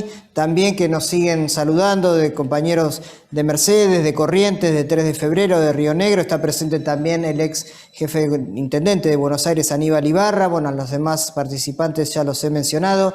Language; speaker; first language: Spanish; native; Spanish